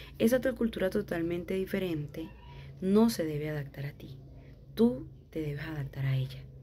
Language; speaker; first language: Spanish; native; Spanish